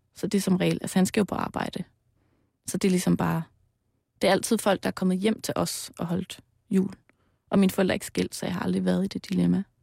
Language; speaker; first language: Danish; native; Danish